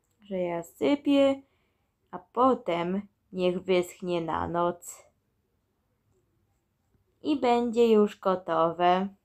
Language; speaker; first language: Polish; early bilingual, heritage; Polish